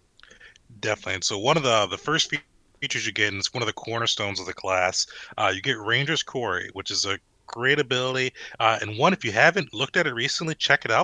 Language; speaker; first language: English; native; English